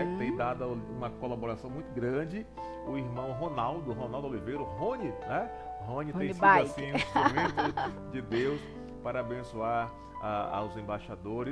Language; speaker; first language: Portuguese; native; Portuguese